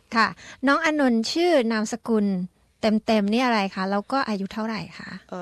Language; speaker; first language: Thai; native; Thai